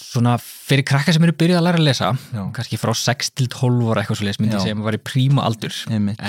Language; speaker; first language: Icelandic; native; Icelandic